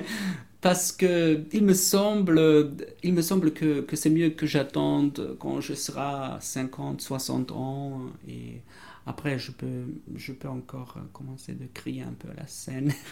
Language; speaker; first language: French; non-native, fluent; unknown